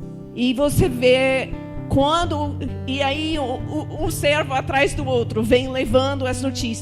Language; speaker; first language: Portuguese; non-native, fluent; English